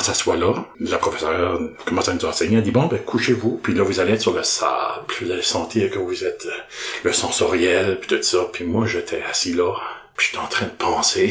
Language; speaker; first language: French; native; French